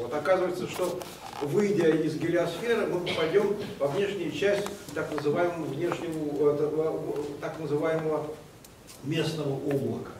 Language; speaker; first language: Russian; native; Russian